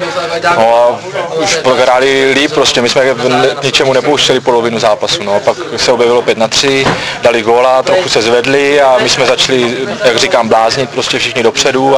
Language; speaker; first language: Czech; native; Czech